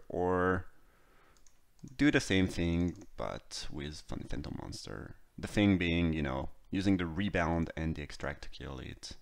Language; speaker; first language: English; non-native, fluent; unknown